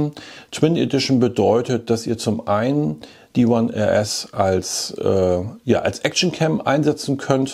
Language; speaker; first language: German; native; German